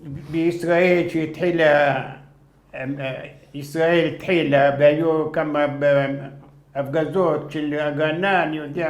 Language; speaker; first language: Hebrew; non-native, fluent; Arabic